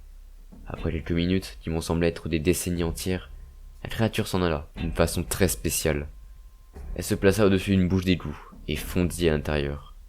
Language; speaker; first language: French; native; French